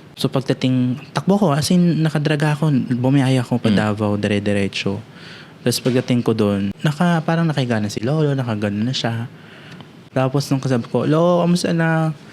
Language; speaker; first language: Filipino; native; Filipino